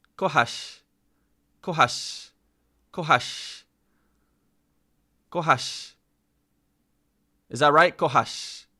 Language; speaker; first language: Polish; non-native, learner; English